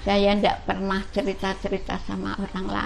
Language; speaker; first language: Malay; non-native, local second language; Javanese